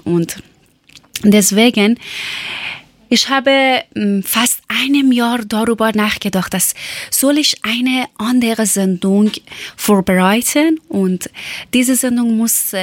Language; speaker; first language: German; non-native, learner; Persian